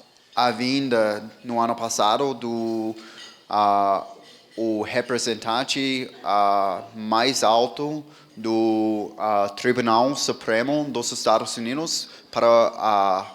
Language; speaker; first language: Portuguese; non-native, fluent; English